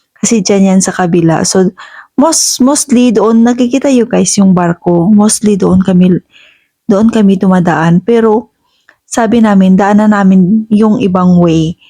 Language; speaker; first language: Filipino; non-native, local second language; Hiligaynon